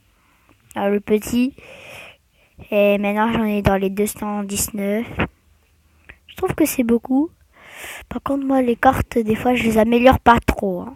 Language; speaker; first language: French; native; French